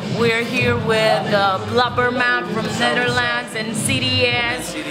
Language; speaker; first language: English; non-native, fluent; Polish